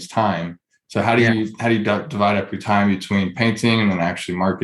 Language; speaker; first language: English; native; English